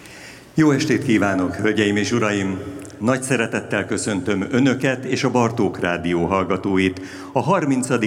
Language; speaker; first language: Hungarian; native; Hungarian